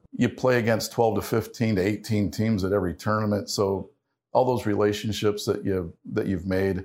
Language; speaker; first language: English; native; English